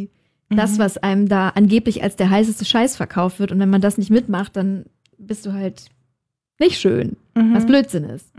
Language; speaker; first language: German; native; German